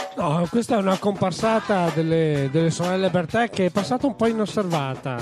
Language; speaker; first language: Italian; native; Italian